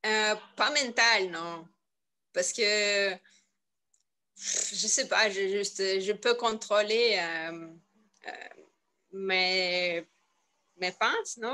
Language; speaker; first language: French; non-native, learner; Russian